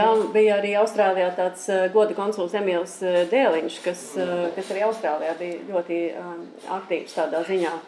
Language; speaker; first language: Latvian; early bilingual, heritage; Latvian